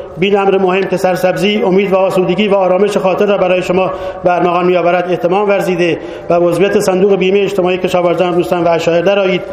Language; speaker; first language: Persian; non-native, local second language; Baluchi